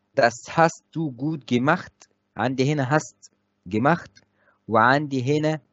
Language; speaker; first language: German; non-native, fluent; Arabic